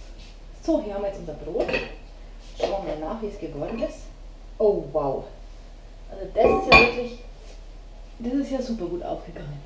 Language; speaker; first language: German; native; German